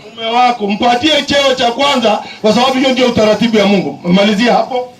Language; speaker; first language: Swahili; non-native, local second language; Kalenjin